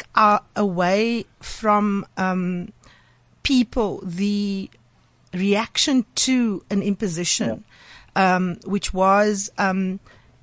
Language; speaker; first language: English; native; English